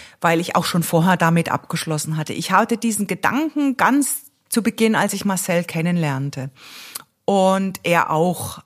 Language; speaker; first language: German; native; German